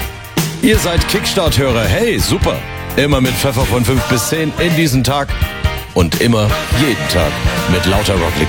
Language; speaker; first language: German; native; German